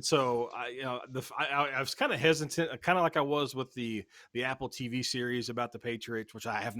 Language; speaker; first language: English; native; English